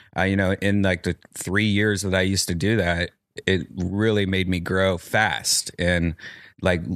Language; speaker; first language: English; native; English